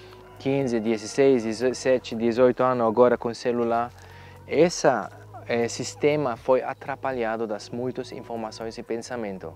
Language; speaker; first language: Portuguese; non-native, learner; German